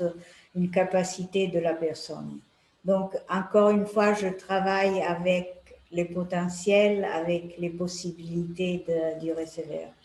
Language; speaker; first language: French; non-native, fluent; Italian